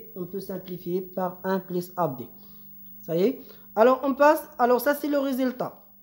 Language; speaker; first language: French; non-native, local second language; Arabic